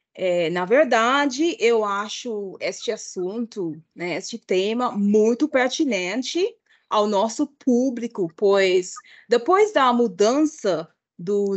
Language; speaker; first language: Portuguese; non-native, fluent; English